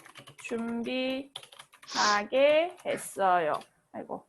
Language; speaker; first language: Korean; native; Korean